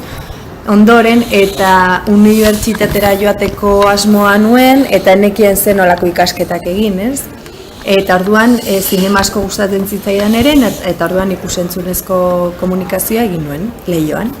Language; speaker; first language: Basque; non-native, local second language; Spanish